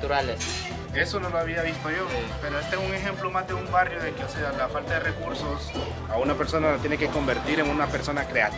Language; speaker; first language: Spanish; native; Spanish